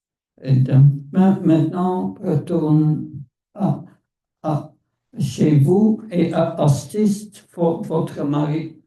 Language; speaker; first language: French; non-native, fluent; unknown